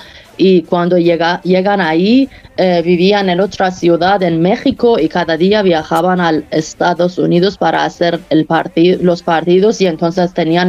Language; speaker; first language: Spanish; non-native, fluent; Persian